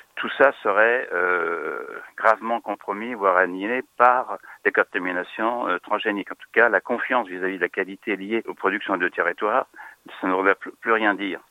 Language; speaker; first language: French; native; French